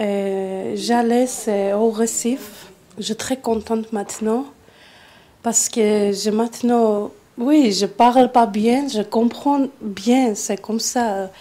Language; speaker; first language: French; non-native, learner; Armenian